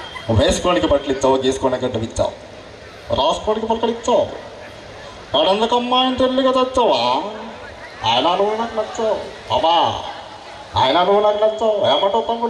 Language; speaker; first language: Telugu; native; Telugu